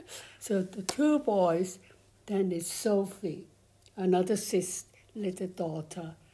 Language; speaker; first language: English; non-native, fluent; Chinese